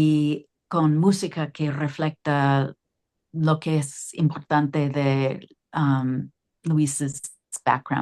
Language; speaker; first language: Spanish; non-native, learner; English